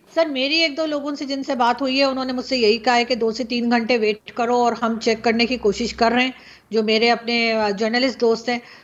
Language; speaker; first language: Urdu; native; Urdu